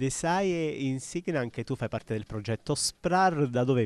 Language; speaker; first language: Italian; native; Italian